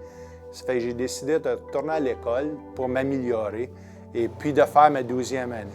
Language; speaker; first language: French; native; French